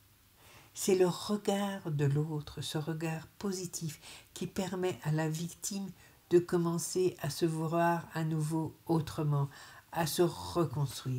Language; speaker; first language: French; native; French